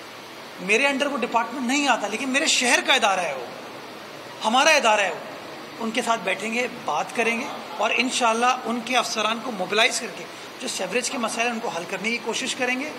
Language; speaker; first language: Urdu; native; Urdu